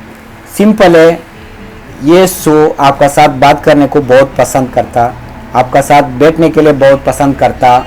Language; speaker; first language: Hindi; early bilingual, heritage; Hindi